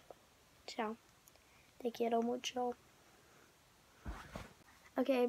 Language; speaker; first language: Spanish; early bilingual, heritage; English